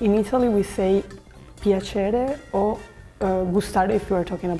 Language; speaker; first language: English; non-native, fluent; Italian